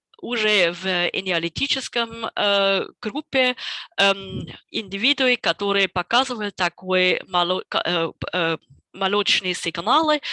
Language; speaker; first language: Russian; non-native, fluent; German